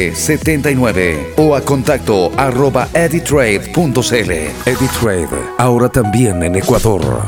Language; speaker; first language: Spanish; native; Spanish